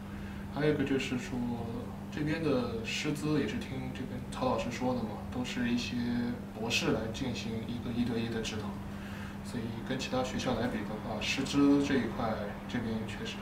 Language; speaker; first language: Chinese; native; Chinese